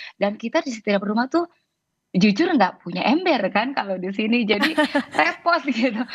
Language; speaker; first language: Indonesian; native; Indonesian